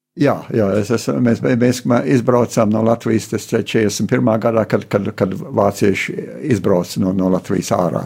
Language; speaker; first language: Latvian; early bilingual, heritage; Latvian